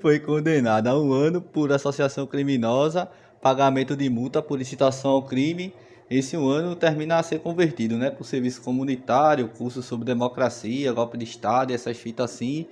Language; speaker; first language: Portuguese; native; Portuguese